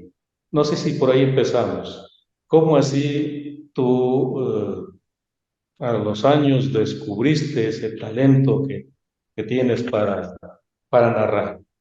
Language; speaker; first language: Spanish; native; Spanish